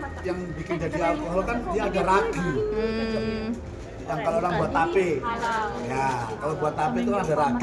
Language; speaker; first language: Indonesian; native; Indonesian